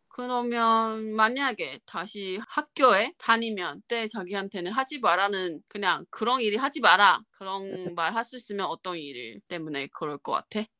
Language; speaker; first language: Korean; non-native, fluent; Chinese